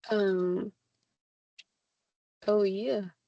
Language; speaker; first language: Portuguese; non-native, learner; Spanish